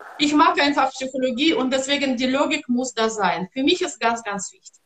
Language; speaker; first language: German; non-native, learner; Russian